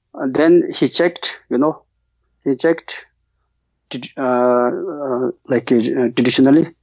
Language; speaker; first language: English; non-native, learner; Tibetan